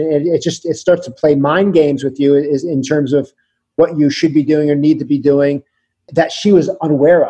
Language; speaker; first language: English; native; English